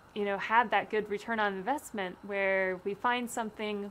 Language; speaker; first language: English; native; English